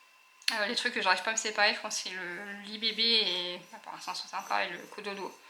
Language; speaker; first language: French; native; French